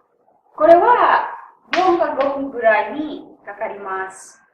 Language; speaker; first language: Japanese; non-native, learner; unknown